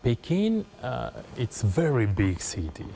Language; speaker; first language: English; non-native, learner; Kazakh